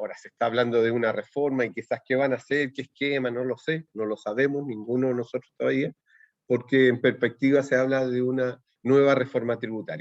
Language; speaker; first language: Spanish; native; Spanish